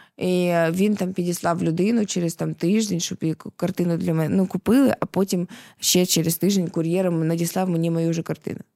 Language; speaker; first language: Ukrainian; non-native, local second language; Russian